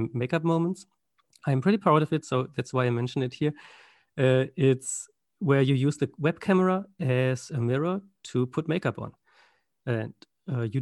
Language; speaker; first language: English; non-native, fluent; German